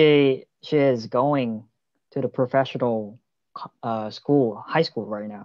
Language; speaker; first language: English; non-native, learner; Korean